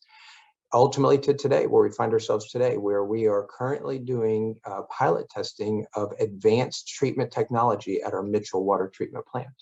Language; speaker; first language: English; native; English